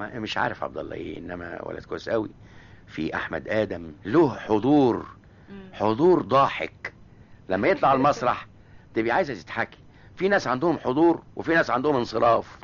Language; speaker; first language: Arabic; native; Arabic